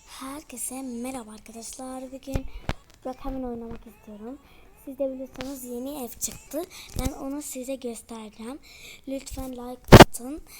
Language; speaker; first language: Turkish; early bilingual, heritage; Turkish